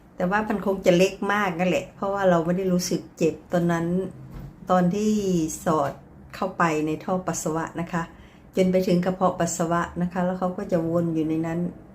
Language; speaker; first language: Thai; native; Thai